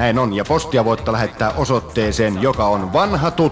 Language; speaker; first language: Finnish; native; Finnish